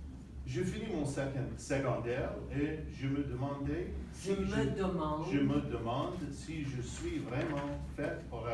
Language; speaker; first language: French; non-native, learner; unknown